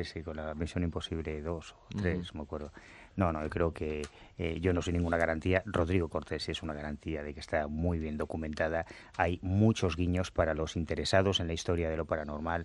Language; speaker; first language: Spanish; native; Spanish